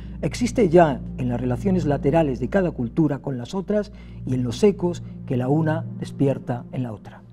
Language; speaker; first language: Spanish; native; Spanish